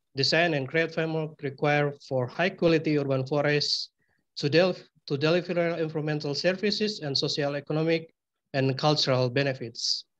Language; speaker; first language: English; non-native, fluent; Indonesian